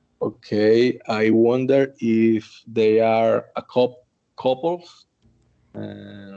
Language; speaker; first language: English; non-native, learner; Spanish